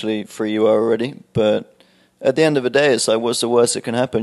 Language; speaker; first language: English; native; English